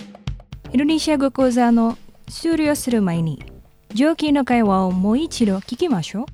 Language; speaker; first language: Japanese; non-native, fluent; Indonesian